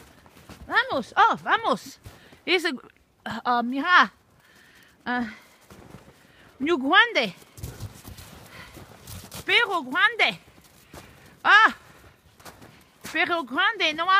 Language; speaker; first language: Spanish; non-native, learner; English